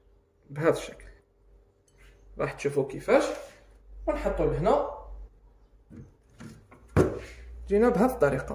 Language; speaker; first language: Arabic; native; Arabic